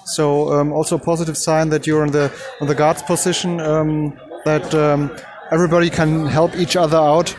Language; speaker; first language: English; non-native, fluent; German